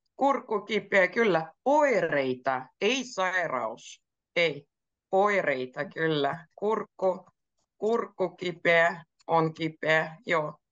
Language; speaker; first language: Finnish; native; Finnish